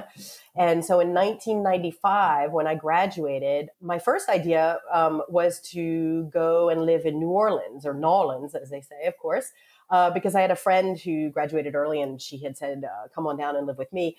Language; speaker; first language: English; native; English